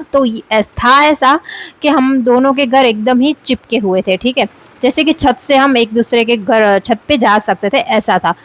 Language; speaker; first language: Hindi; non-native, local second language; Gujarati